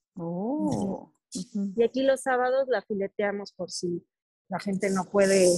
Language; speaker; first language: Spanish; native; Spanish